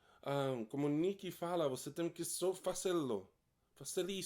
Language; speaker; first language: Portuguese; non-native, learner; English